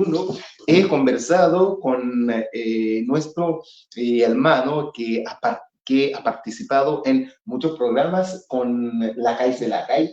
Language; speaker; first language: Spanish; non-native, fluent; Haitian Creole